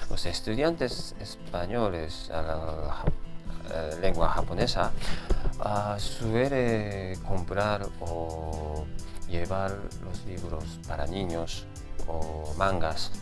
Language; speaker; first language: Spanish; non-native, fluent; Japanese